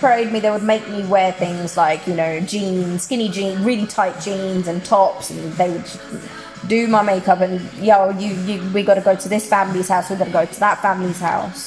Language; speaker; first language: English; native; English